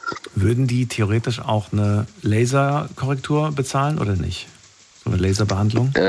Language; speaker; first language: German; native; German